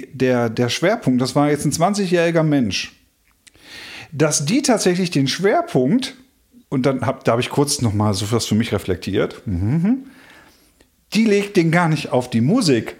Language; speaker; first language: German; native; German